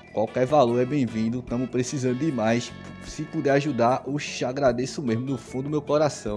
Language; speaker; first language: Portuguese; native; Portuguese